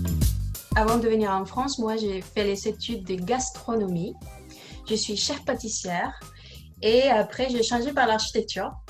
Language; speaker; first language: French; non-native, learner; Spanish